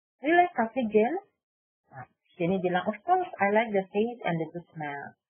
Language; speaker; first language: English; non-native, fluent; Indonesian